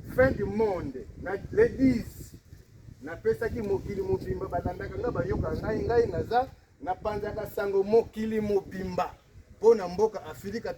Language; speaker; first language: Lingala; non-native, local second language; Kongo